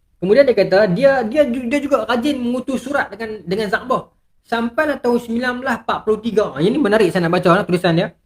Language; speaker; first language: Malay; native; Malay